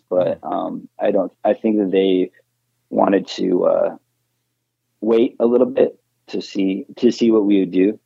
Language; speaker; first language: English; native; English